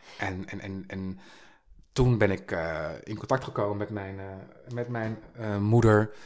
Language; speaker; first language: Dutch; native; Dutch